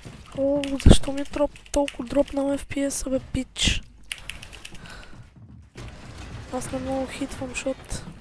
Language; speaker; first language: Bulgarian; native; Bulgarian